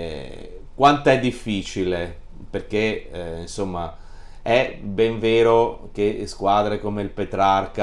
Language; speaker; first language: Italian; native; Italian